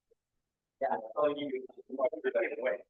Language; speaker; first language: English; non-native, learner; Thai